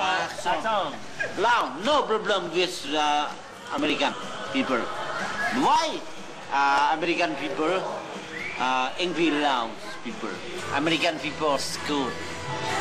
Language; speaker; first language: English; non-native, learner; Lao